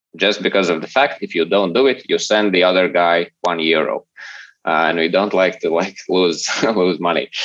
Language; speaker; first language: English; non-native, fluent; Latvian